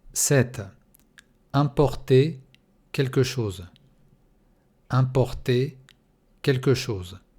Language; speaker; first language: French; non-native, fluent; Russian